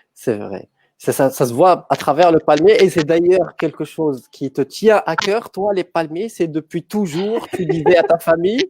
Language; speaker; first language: French; native; French